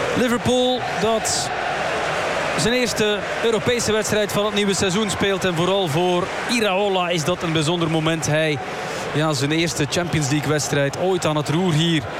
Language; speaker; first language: Dutch; native; Dutch